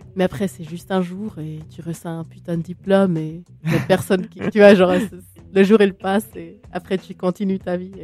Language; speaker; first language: French; native; French